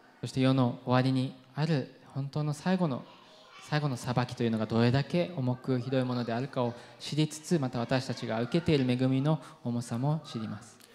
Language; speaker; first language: Japanese; non-native, fluent; English